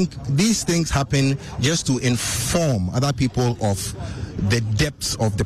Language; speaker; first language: English; non-native, local second language; Akan